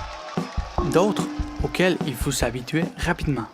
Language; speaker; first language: French; non-native, fluent; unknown